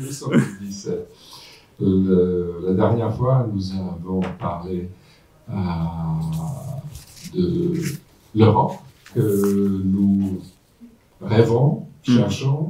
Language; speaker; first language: French; non-native, fluent; Serbian